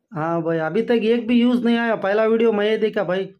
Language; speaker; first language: Hindi; non-native, local second language; Kannada